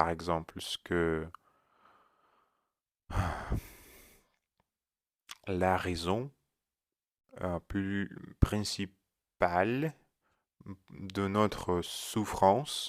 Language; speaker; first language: French; non-native, learner; Russian